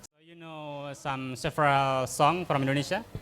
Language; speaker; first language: English; non-native, learner; Indonesian